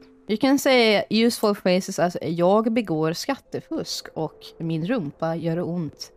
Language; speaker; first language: Swedish; native; Swedish